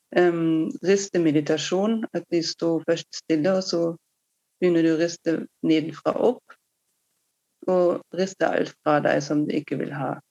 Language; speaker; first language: Norwegian; non-native, fluent; German